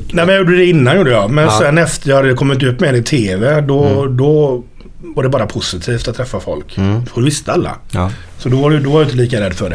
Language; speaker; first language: Swedish; native; Swedish